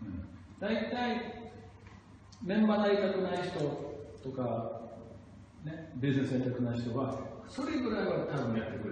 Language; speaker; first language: Japanese; non-native, fluent; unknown